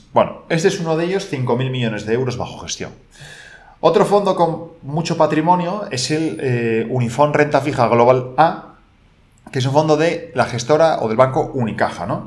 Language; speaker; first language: Spanish; native; Spanish